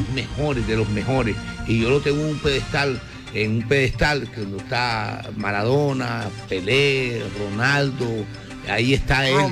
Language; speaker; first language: Spanish; native; Spanish